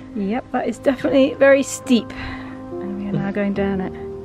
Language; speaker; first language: English; native; English